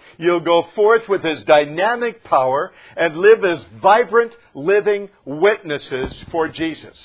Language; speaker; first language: English; native; English